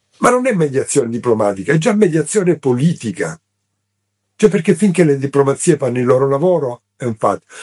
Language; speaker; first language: Italian; native; Italian